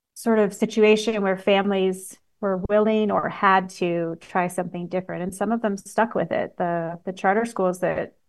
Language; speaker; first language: English; native; English